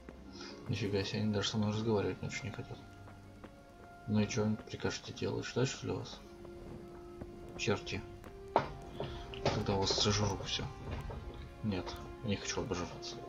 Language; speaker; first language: Russian; native; Russian